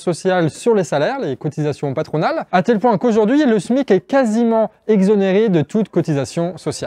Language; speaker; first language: French; native; French